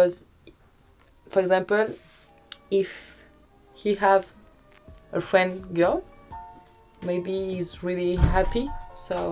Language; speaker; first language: English; non-native, learner; French